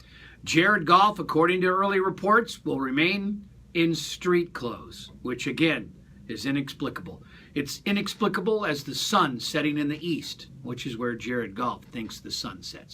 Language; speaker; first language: English; native; English